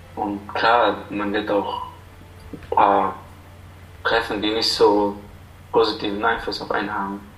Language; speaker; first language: German; non-native, fluent; Arabic